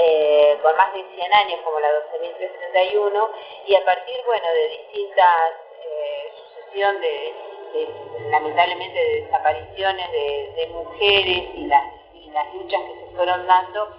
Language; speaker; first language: Spanish; native; Spanish